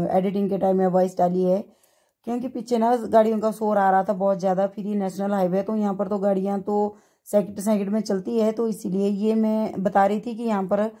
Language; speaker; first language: Hindi; native; Hindi